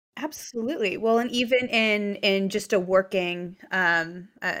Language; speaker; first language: English; native; English